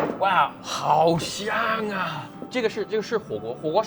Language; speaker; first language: Chinese; non-native, fluent; English